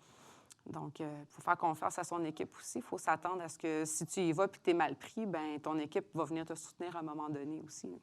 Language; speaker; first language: French; native; French